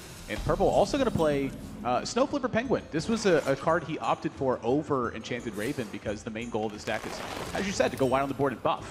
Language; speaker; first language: English; native; English